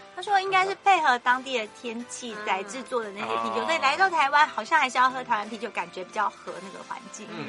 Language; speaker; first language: Chinese; native; Chinese